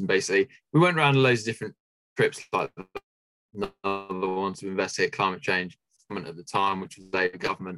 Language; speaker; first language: English; native; English